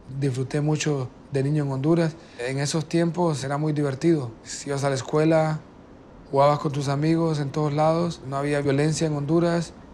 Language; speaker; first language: Spanish; native; Spanish